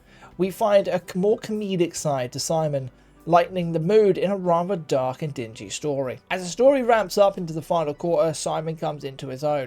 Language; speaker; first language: English; native; English